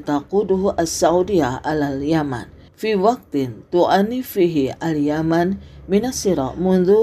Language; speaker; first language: Arabic; non-native, fluent; Indonesian